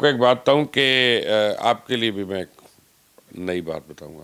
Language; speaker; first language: Urdu; native; Urdu